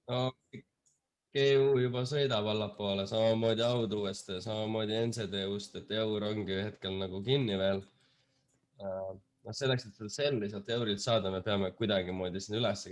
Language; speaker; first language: Estonian; native; Estonian